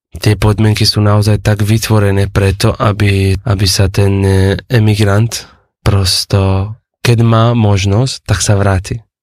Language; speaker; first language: Slovak; non-native, fluent; Persian